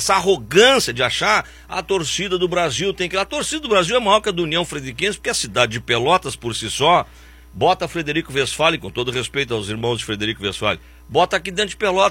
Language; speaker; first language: Portuguese; native; Portuguese